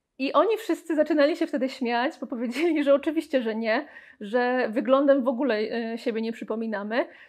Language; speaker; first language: Polish; native; Polish